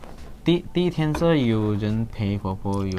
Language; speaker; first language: Chinese; early bilingual, heritage; Indonesian